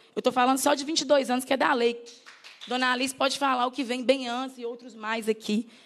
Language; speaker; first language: Portuguese; native; Portuguese